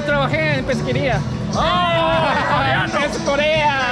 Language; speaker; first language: Spanish; non-native, learner; Korean